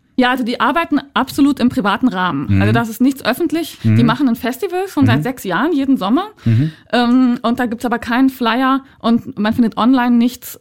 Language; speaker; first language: German; native; German